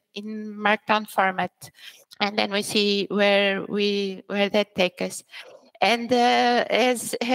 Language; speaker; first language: English; early bilingual, other home language; Portuguese